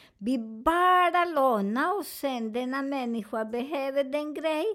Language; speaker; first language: Swedish; non-native, learner; Spanish